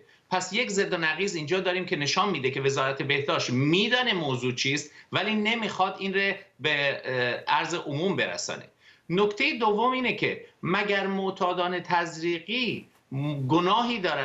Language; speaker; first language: Persian; native; Persian